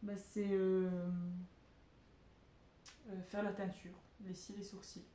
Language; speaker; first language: French; native; French